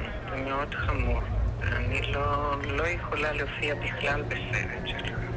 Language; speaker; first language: Hebrew; non-native, fluent; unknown